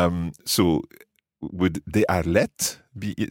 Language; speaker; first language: Swedish; non-native, learner; English